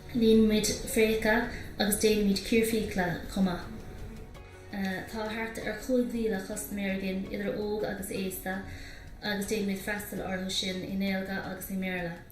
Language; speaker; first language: Irish; native; Irish